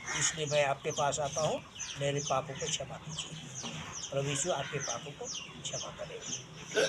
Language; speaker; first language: Hindi; non-native, local second language; Nepali